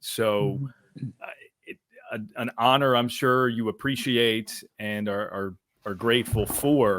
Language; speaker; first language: English; native; English